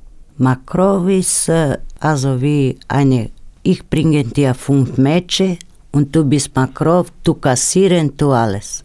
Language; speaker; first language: German; non-native, learner; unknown